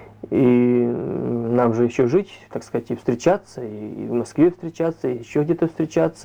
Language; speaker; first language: Russian; native; Russian